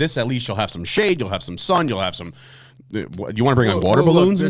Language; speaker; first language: English; native; English